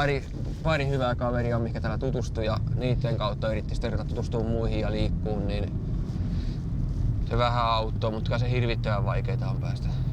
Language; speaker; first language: Finnish; native; Finnish